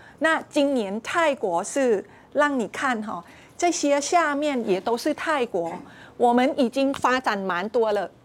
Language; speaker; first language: Chinese; non-native, fluent; Thai